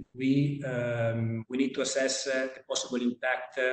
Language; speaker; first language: English; non-native, fluent; Italian